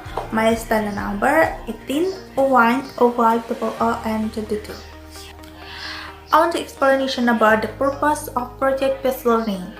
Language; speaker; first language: English; non-native, learner; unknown